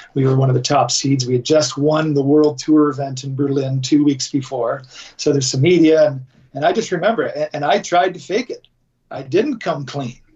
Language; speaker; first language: English; native; English